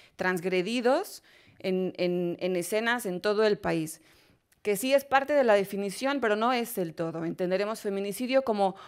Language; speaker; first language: Spanish; native; Spanish